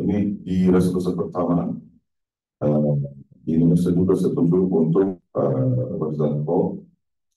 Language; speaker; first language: Indonesian; non-native, fluent; Turkish